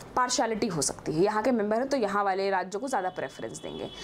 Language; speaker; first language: Hindi; native; Hindi